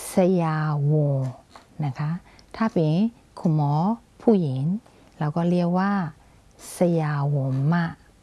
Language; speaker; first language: Thai; non-native, fluent; Burmese